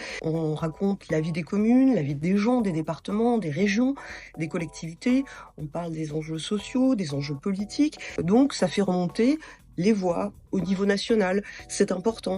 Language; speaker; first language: French; native; French